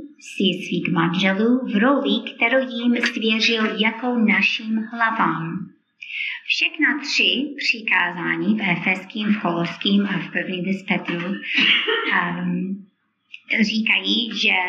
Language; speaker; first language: Czech; non-native, fluent; English